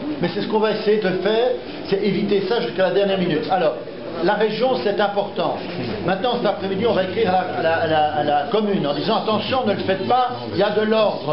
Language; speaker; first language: French; native; French